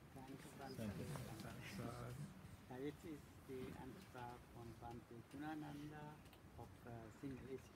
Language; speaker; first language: German; non-native, learner; Sinhala